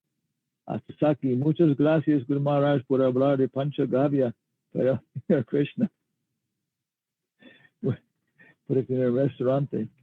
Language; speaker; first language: Spanish; non-native, learner; English